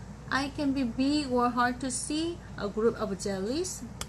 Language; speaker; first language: English; non-native, fluent; Korean